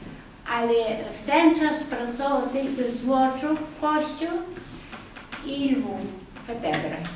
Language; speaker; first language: Polish; non-native, local second language; Ukrainian